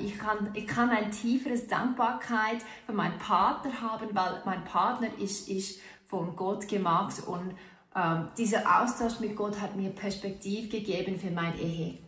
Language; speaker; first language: German; non-native, fluent; English